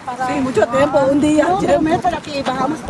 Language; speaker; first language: Spanish; non-native, learner; Filipino